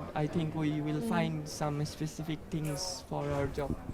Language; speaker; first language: English; non-native, fluent; Bangla